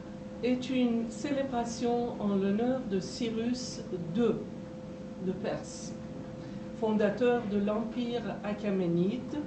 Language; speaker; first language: French; non-native, fluent; Persian